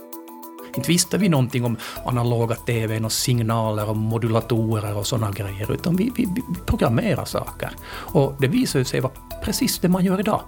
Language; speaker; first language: Swedish; native; Swedish